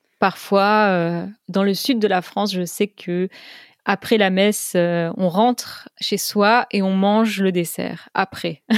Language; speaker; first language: French; native; French